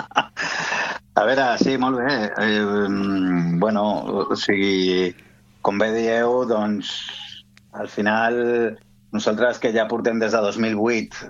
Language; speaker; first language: Catalan; non-native, local second language; Spanish